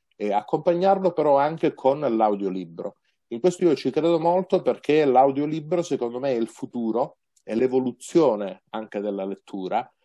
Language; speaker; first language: Italian; native; Italian